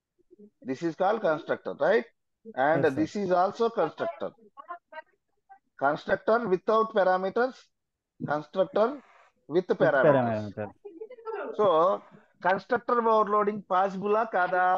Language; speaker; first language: Telugu; native; Telugu